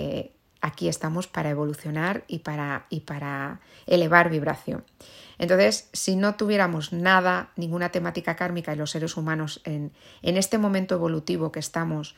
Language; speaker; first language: Spanish; native; Spanish